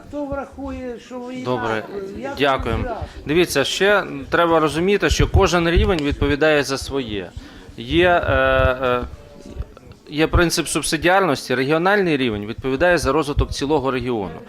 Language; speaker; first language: Ukrainian; native; Ukrainian